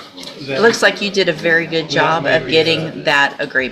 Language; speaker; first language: English; native; English